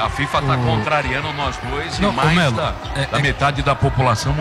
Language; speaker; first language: Portuguese; native; Portuguese